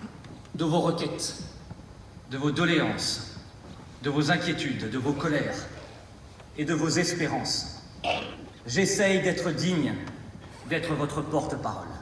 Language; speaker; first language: French; native; French